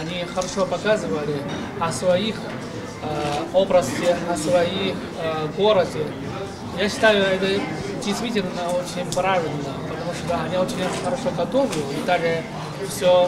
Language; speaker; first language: Russian; non-native, learner; Chinese